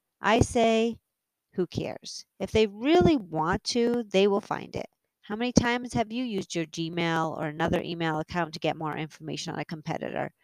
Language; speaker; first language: English; native; English